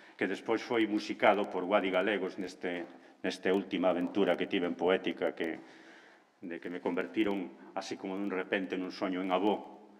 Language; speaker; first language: Galician; non-native, local second language; Spanish